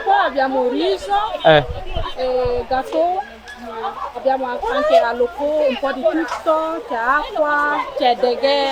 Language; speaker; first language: Italian; non-native, learner; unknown